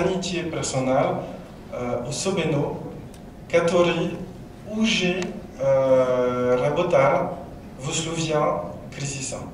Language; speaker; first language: Russian; non-native, learner; French